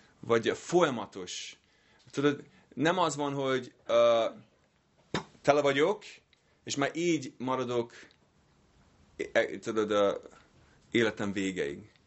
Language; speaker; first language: Hungarian; non-native, fluent; English